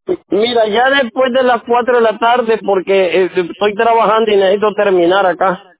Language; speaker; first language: Spanish; native; Spanish